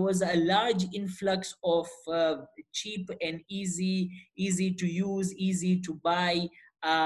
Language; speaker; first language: English; non-native, local second language; Gujarati